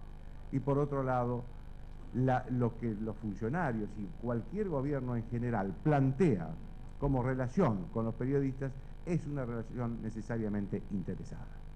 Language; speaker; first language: Spanish; native; Spanish